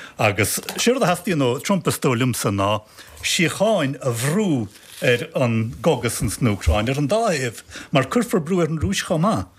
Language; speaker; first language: Irish; native; Irish